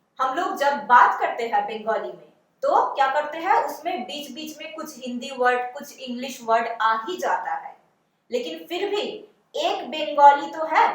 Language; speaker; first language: Hindi; non-native, local second language; Bangla